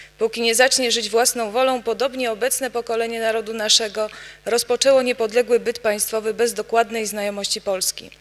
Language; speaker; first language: Polish; native; Polish